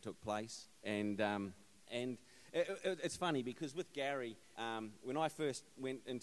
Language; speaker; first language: English; native; English